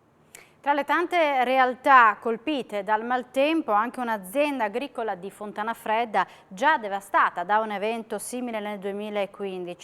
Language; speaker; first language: Italian; native; Italian